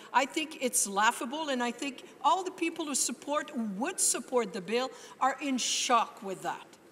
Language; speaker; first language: English; non-native, fluent; French